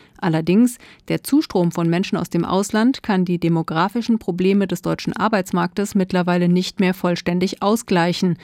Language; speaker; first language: German; native; German